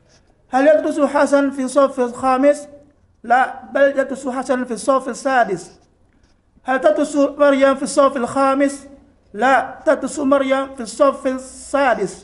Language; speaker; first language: Arabic; non-native, learner; Indonesian